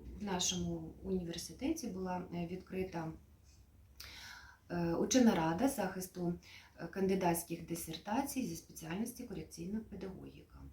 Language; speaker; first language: Ukrainian; native; Ukrainian